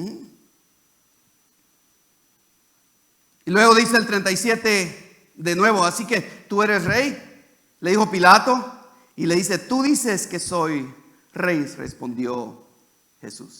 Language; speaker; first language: Spanish; native; Spanish